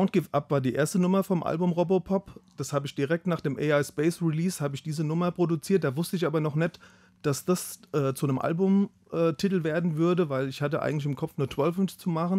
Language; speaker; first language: German; native; German